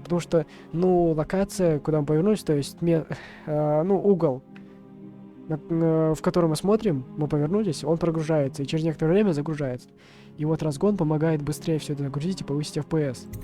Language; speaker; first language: Russian; native; Russian